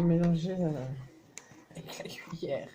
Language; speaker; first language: French; native; French